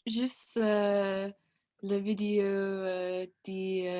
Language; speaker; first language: French; non-native, learner; English